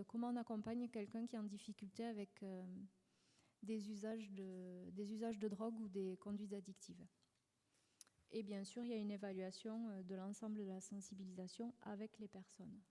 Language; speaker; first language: French; native; French